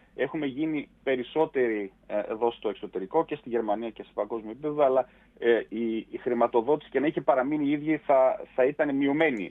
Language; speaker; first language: Greek; early bilingual, heritage; Greek